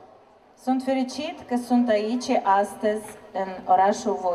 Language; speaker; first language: Romanian; non-native, learner; Ukrainian